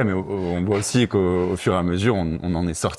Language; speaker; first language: French; native; French